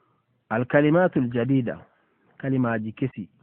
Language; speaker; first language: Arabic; non-native, fluent; Fula